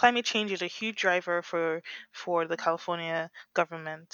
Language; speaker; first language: English; non-native, local second language; Yoruba